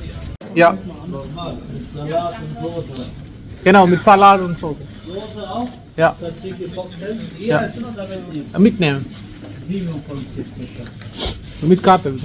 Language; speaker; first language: German; non-native, learner; Malayalam